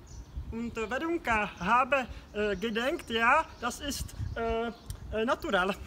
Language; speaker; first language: German; non-native, learner; Czech